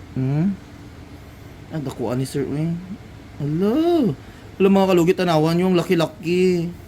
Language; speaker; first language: Filipino; non-native, local second language; Cebuano